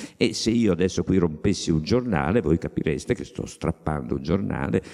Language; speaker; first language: Italian; native; Italian